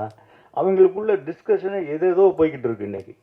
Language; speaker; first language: Tamil; native; Tamil